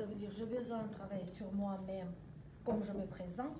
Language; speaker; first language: French; non-native, learner; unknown